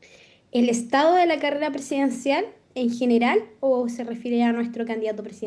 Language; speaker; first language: Spanish; native; Spanish